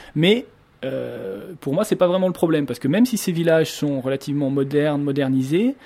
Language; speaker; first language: French; native; French